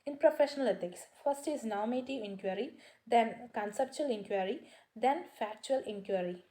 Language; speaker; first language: English; non-native, local second language; Malayalam